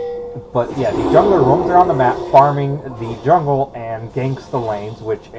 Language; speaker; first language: English; native; English